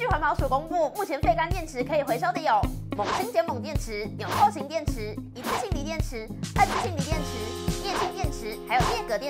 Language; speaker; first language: Chinese; native; Chinese